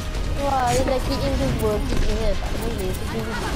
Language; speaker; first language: Malay; native; Malay